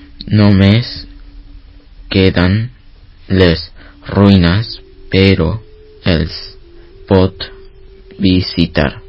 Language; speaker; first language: Catalan; early bilingual, other home language; Spanish